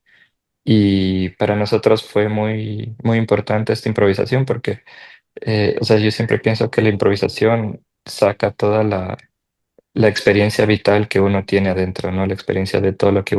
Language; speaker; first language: Spanish; native; Spanish